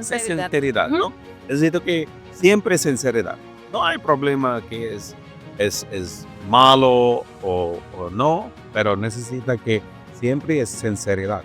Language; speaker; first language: Spanish; non-native, learner; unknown